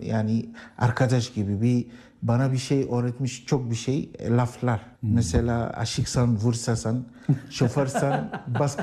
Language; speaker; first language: Turkish; non-native, learner; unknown